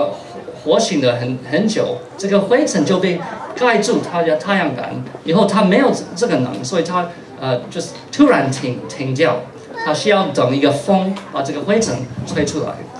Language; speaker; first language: Chinese; non-native, fluent; English